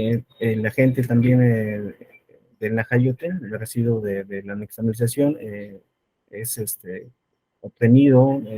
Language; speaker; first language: Spanish; native; Spanish